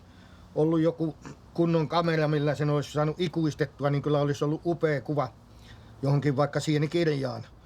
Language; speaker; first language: Finnish; native; Finnish